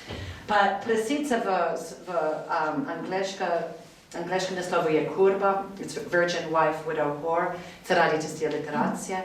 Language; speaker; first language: Slovenian; non-native, fluent; English